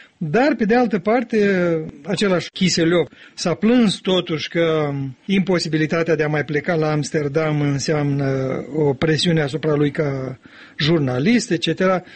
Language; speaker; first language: Romanian; native; Romanian